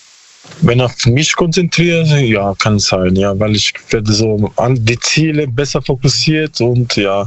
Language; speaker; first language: German; non-native, learner; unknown